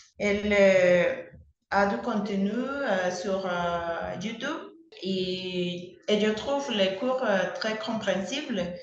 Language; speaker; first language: French; non-native, learner; Spanish